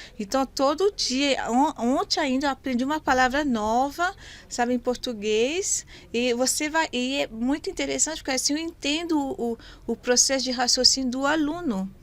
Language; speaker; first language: Portuguese; non-native, fluent; French